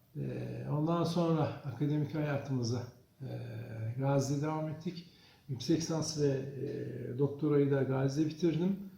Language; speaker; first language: Turkish; early bilingual, other home language; Azerbaijani